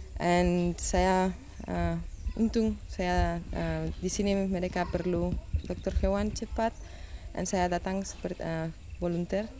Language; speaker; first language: Indonesian; non-native, learner; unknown